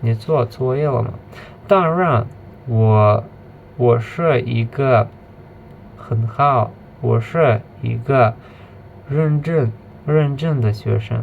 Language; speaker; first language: Chinese; non-native, learner; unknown